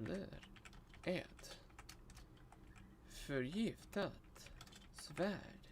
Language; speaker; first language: Swedish; non-native, learner; Russian